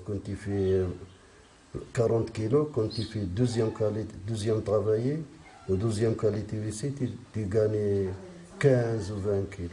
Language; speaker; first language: French; non-native, local second language; Arabic